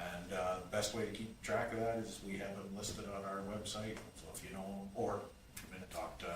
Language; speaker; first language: English; native; English